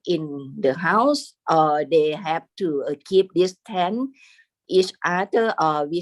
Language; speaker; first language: English; non-native, fluent; Thai